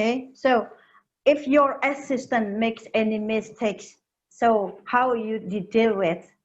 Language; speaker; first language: English; non-native, learner; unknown